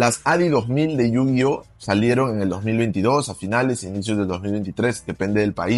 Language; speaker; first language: Spanish; native; Spanish